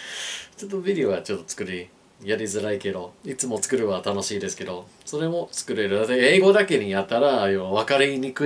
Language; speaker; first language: Japanese; non-native, learner; English